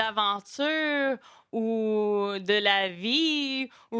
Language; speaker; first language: French; non-native, local second language; English